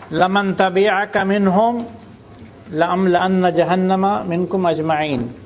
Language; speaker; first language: Arabic; non-native, fluent; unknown